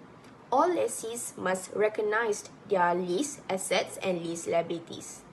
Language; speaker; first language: English; non-native, local second language; Malay